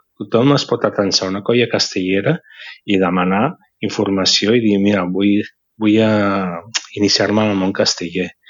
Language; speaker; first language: Catalan; native; Catalan